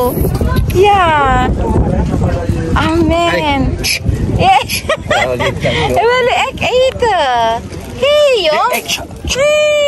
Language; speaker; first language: Dutch; non-native, learner; Filipino